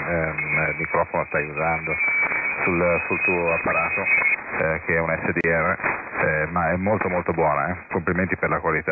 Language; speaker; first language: Italian; native; Italian